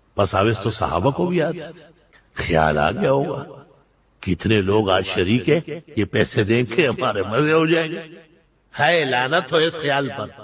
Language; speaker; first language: Urdu; non-native, local second language; Pashto